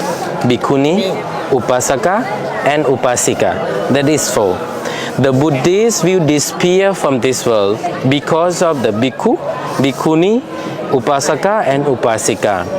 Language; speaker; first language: English; non-native, fluent; Lao